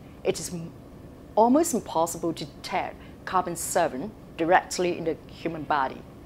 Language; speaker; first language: English; non-native, local second language; Cantonese